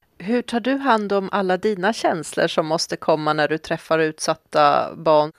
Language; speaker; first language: Swedish; native; Swedish